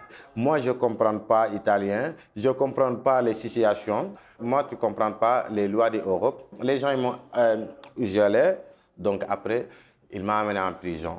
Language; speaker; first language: French; non-native, learner; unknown